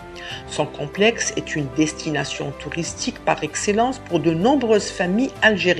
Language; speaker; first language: French; non-native, local second language; Arabic